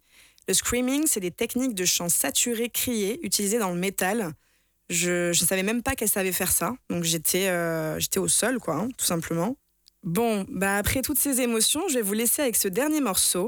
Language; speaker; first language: French; native; French